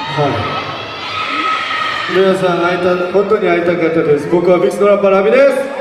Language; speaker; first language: Japanese; non-native, learner; Korean